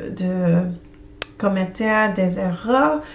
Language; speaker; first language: French; non-native, learner; English